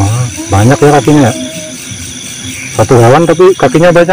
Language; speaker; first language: Indonesian; native; Indonesian